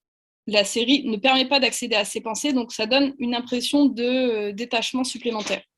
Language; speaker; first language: French; native; French